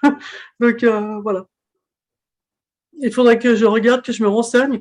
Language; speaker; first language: French; native; French